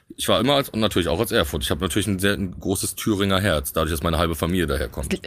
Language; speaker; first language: German; native; German